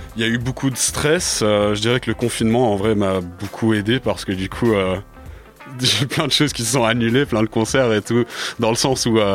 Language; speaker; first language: French; early bilingual, other home language; English